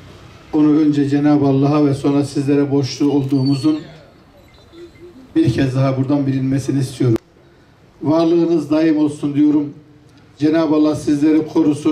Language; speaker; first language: Turkish; native; Turkish